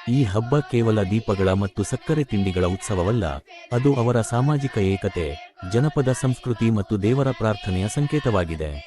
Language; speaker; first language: Kannada; native; Kannada